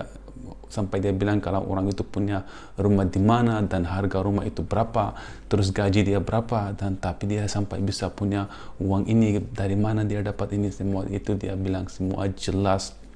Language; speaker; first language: Indonesian; non-native, fluent; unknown